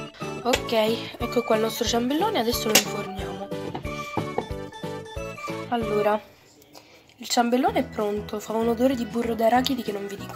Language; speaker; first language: Italian; native; Italian